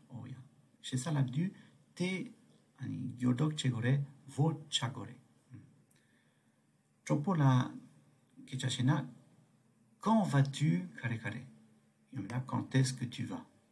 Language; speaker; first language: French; non-native, fluent; Tibetan